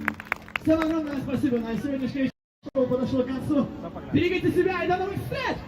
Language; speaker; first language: Russian; native; Russian